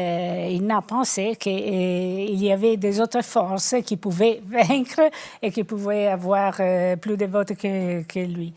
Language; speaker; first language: French; non-native, fluent; Italian